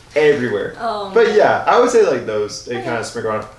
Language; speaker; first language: English; native; English